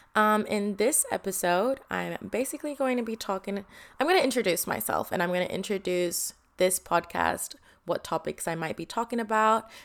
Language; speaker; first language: English; non-native, fluent; Indonesian